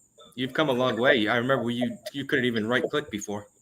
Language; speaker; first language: English; native; English